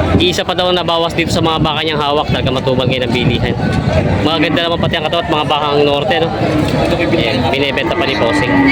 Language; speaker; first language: Filipino; native; Filipino